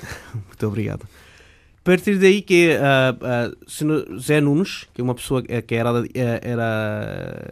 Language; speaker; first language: Portuguese; non-native, fluent; Bangla